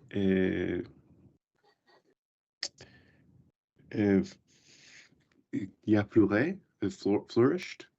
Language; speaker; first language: French; non-native, learner; English